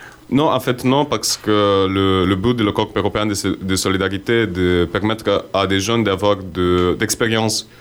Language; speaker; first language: French; non-native, fluent; Romanian